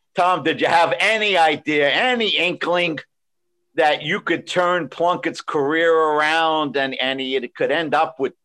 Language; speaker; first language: English; native; English